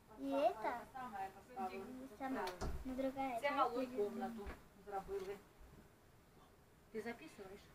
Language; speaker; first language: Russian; non-native, local second language; Ukrainian